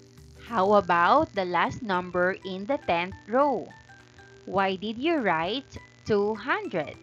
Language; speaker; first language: English; non-native, local second language; Filipino